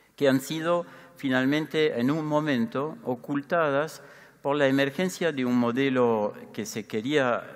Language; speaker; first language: Spanish; non-native, fluent; French